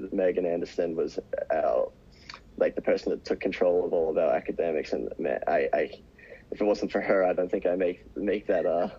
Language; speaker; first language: English; native; English